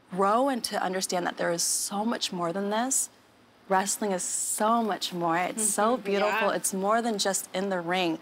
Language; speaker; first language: English; native; English